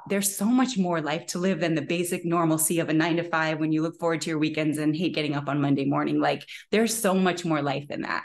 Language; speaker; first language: English; native; English